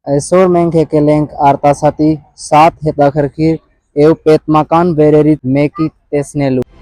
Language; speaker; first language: Armenian; non-native, learner; Hindi